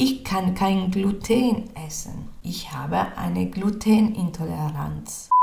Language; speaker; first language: German; non-native, fluent; Spanish